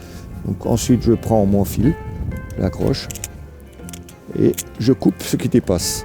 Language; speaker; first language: French; native; French